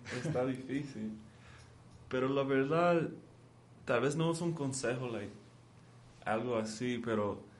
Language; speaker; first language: Spanish; early bilingual, heritage; Spanish